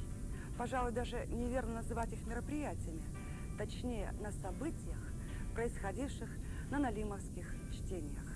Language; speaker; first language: Russian; native; Russian